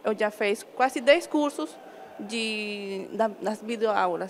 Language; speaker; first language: Portuguese; non-native, learner; Spanish